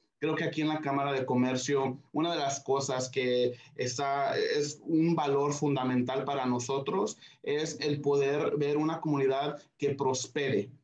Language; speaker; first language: Spanish; early bilingual, heritage; Spanish